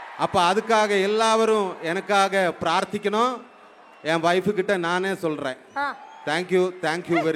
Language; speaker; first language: Tamil; non-native, local second language; Malayalam